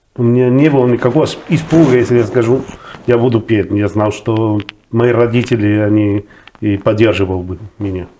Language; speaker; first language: Russian; non-native, fluent; Spanish